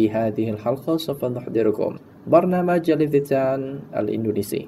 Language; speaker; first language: Arabic; non-native, fluent; Indonesian